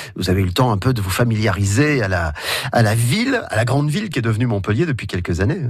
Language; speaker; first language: French; native; French